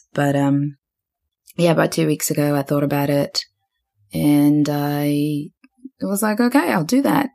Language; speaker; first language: English; native; English